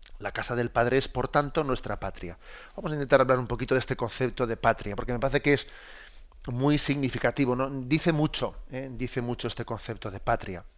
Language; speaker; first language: Spanish; native; Spanish